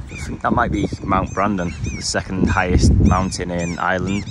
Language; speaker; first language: English; native; English